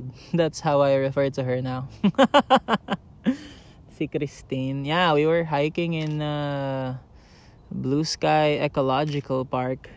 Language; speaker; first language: English; non-native, local second language; Filipino